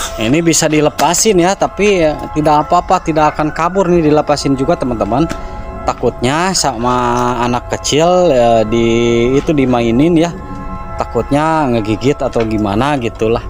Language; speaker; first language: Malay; non-native, local second language; Sundanese